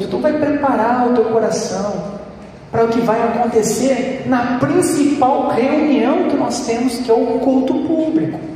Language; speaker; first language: Portuguese; native; Portuguese